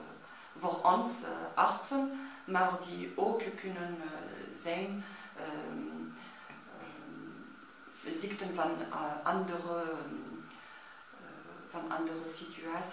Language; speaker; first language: Dutch; non-native, learner; French